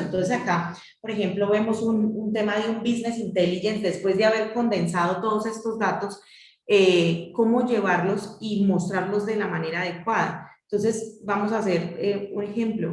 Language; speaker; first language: Spanish; native; Spanish